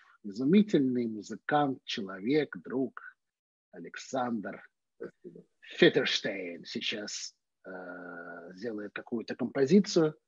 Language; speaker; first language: Russian; native; Russian